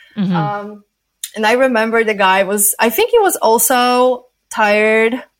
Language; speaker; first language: English; non-native, fluent; Polish